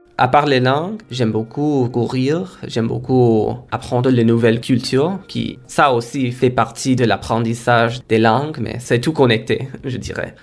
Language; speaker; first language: French; non-native, fluent; Kodava